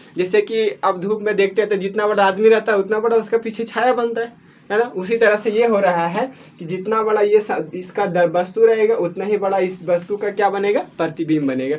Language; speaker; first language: Hindi; native; Hindi